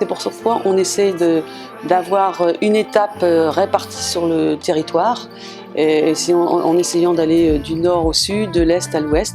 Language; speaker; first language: French; native; French